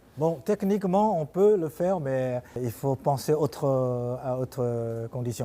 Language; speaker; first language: French; non-native, fluent; Chinese